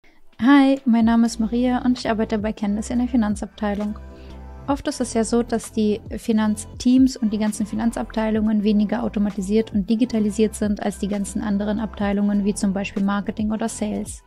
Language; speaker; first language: German; non-native, fluent; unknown